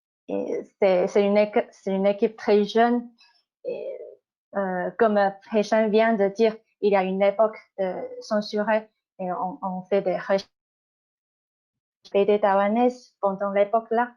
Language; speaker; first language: French; non-native, fluent; Chinese